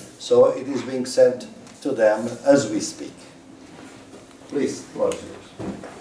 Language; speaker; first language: English; non-native, fluent; Portuguese